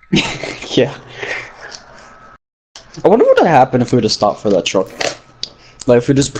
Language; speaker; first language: English; native; English